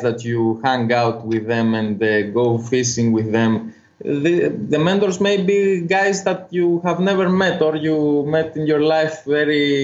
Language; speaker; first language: English; non-native, fluent; Greek